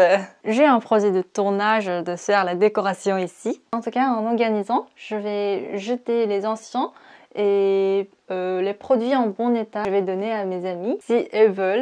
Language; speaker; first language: French; non-native, fluent; Korean